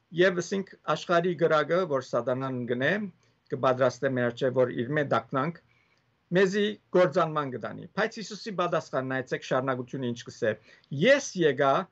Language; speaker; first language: Armenian; early bilingual, heritage; Armenian